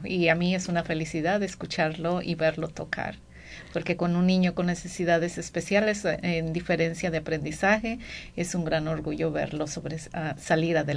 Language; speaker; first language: Spanish; native; Spanish